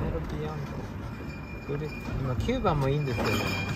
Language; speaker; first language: Japanese; native; Japanese